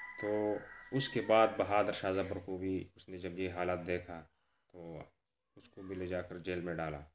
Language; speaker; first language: Urdu; non-native, local second language; Pashto